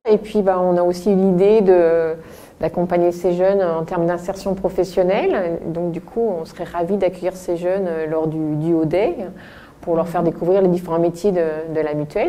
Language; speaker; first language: French; native; French